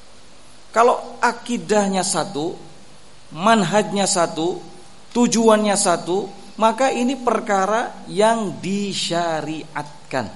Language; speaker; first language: Indonesian; native; Indonesian